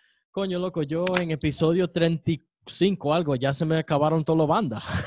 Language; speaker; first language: Spanish; early bilingual, heritage; Spanish